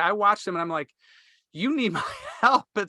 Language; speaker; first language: English; native; English